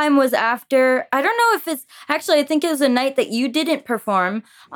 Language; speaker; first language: English; early bilingual, other home language; French